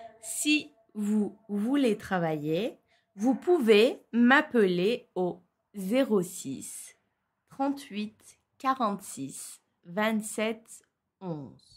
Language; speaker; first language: French; non-native, fluent; Turkish